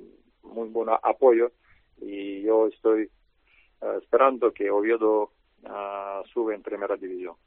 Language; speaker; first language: Spanish; non-native, learner; Russian